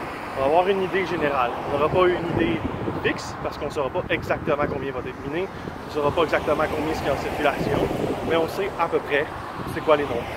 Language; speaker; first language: French; native; French